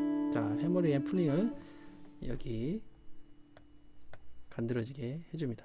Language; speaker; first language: Korean; native; Korean